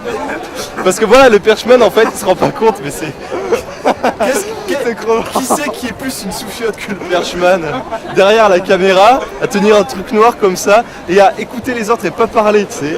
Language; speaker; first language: French; native; French